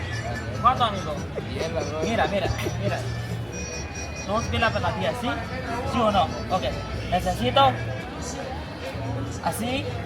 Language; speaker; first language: Spanish; non-native, learner; Pashto